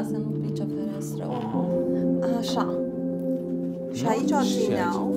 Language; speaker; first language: Romanian; native; Romanian